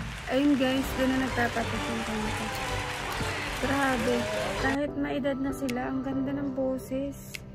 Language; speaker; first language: Filipino; native; Filipino